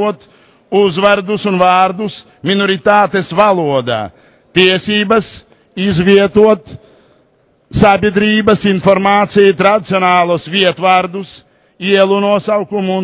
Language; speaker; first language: Latvian; non-native, local second language; Russian